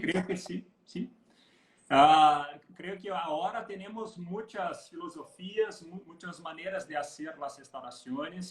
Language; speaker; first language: Spanish; non-native, learner; Portuguese